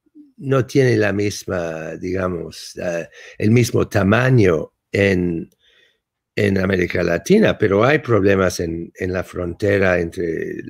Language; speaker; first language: Spanish; non-native, fluent; English